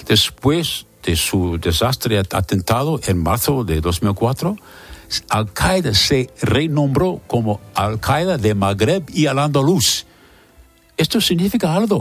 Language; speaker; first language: Spanish; non-native, learner; English